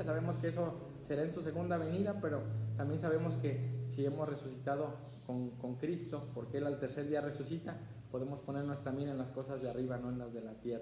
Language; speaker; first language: Spanish; native; Spanish